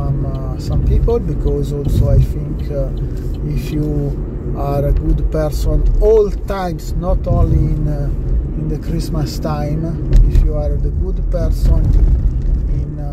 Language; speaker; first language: English; non-native, learner; Italian